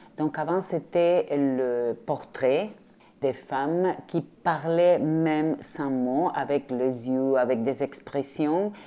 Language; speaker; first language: French; non-native, fluent; Spanish